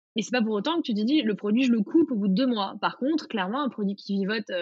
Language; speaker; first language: French; native; French